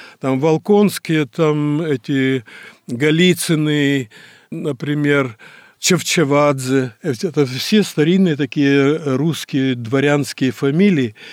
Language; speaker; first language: Russian; native; Russian